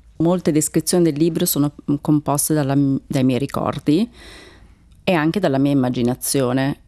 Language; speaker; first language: Italian; early bilingual, other home language; Turkish